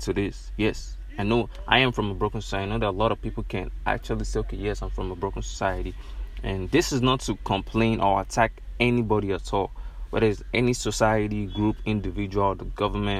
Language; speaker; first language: English; non-native, local second language; Yoruba